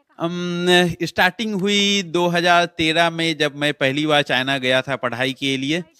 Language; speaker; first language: Hindi; native; Hindi